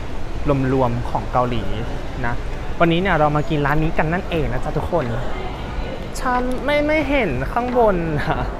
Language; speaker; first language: Thai; native; Thai